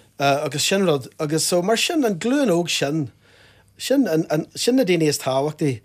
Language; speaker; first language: Irish; non-native, local second language; English